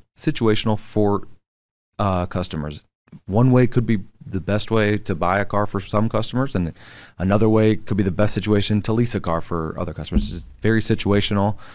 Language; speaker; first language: English; native; English